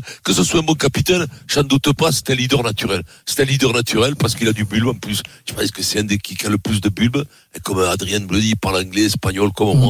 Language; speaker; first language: French; native; French